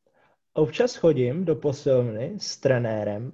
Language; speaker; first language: Czech; non-native, fluent; English